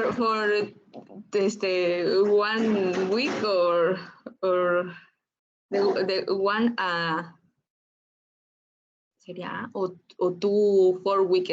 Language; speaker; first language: English; non-native, learner; Spanish